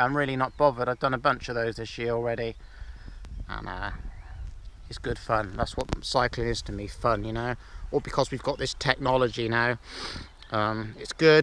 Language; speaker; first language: English; native; English